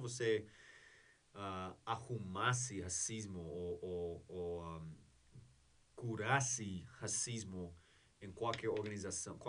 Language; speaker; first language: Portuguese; non-native, learner; English